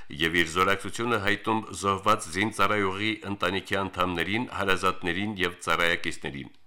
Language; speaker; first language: Armenian; native; Armenian